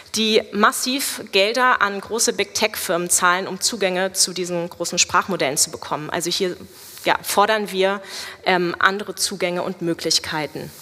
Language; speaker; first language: German; native; German